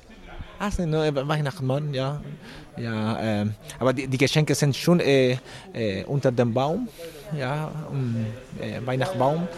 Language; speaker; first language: German; non-native, learner; Spanish